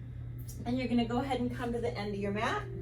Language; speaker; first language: English; native; English